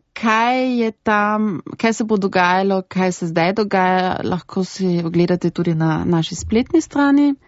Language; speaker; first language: Slovenian; early bilingual, heritage; German